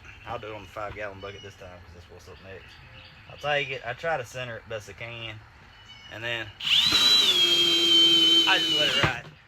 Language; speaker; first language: English; native; English